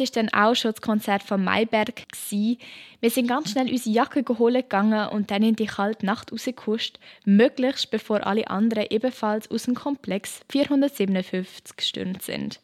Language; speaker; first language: German; native; German